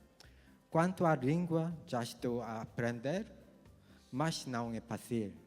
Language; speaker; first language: Portuguese; non-native, learner; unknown